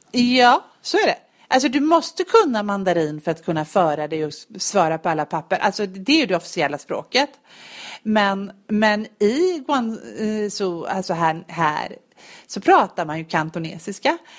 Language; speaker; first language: Swedish; native; Swedish